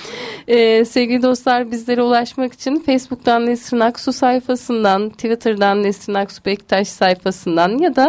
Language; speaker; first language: Turkish; native; Turkish